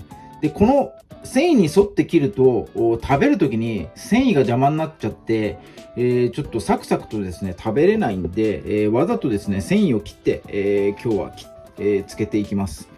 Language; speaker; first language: Japanese; native; Japanese